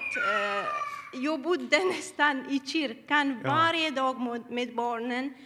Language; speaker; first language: Swedish; non-native, learner; Tigrinya